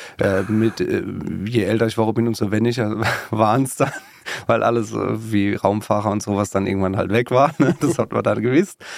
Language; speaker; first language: German; native; German